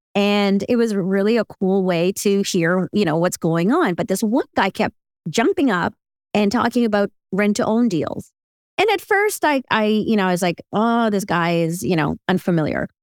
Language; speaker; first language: English; early bilingual, other home language; Ukrainian